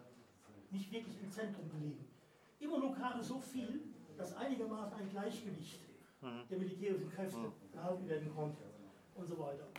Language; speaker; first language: German; native; German